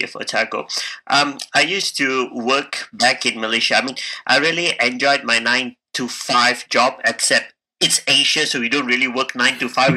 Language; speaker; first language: English; non-native, local second language; Tamil